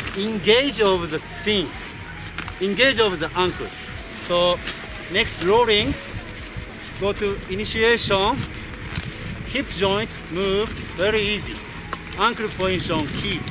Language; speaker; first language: English; non-native, learner; Japanese